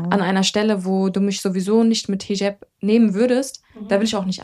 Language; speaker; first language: German; early bilingual, other home language; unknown